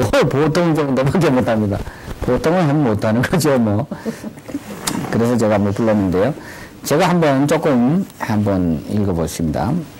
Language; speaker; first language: Korean; native; Korean